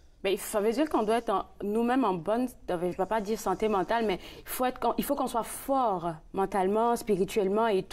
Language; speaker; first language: French; native; French